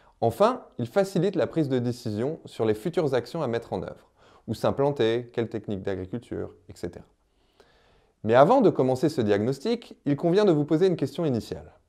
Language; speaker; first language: French; native; French